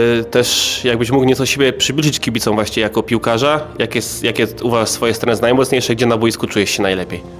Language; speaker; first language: Polish; native; Polish